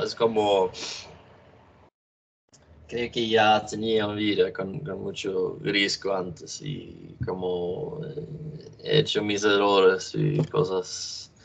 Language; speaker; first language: Spanish; non-native, learner; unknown